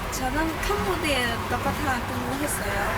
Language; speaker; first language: Korean; non-native, learner; Khmer